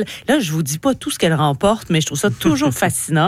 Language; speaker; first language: French; native; French